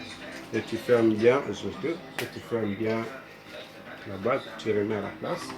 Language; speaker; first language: French; non-native, fluent; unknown